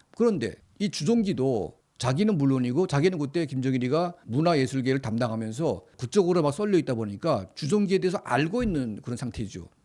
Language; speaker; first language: Korean; native; Korean